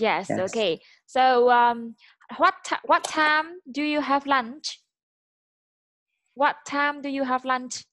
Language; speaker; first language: English; non-native, fluent; Vietnamese